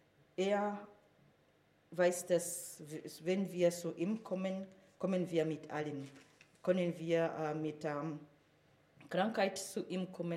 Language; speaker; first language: German; non-native, fluent; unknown